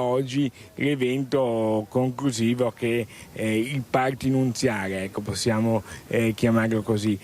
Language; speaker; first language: Italian; native; Italian